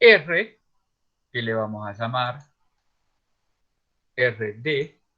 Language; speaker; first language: Spanish; native; Spanish